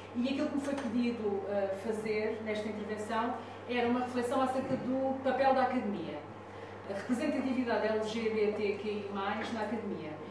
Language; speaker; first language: Portuguese; non-native, fluent; Italian